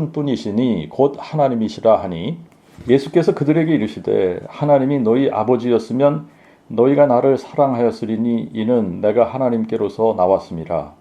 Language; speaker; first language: Korean; native; Korean